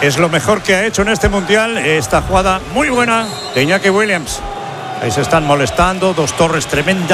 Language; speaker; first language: Spanish; native; Spanish